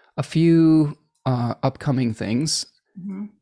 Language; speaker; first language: English; native; English